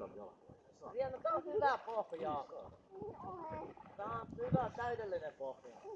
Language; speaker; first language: Finnish; native; Finnish